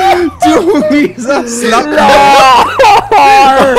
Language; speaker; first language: German; native; German